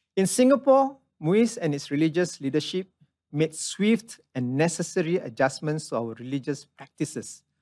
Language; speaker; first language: English; non-native, local second language; Malay